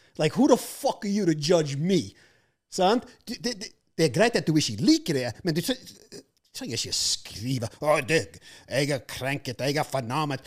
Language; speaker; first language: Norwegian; non-native, fluent; English